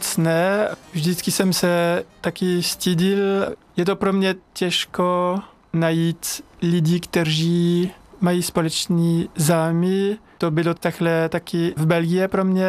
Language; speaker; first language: Czech; non-native, learner; French